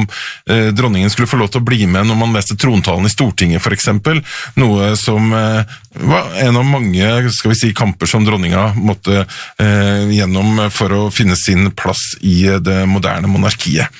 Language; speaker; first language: Norwegian; native; Norwegian